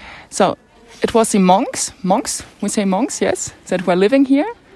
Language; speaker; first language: English; non-native, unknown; French